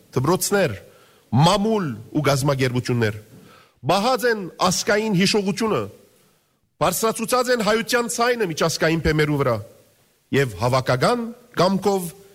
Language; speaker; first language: Armenian; native; Armenian